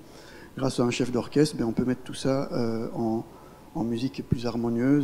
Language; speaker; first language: French; native; French